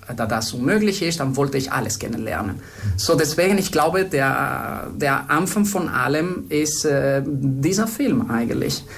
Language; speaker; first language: German; non-native, fluent; Spanish